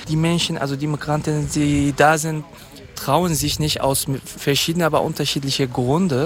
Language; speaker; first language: German; non-native, fluent; Kurdish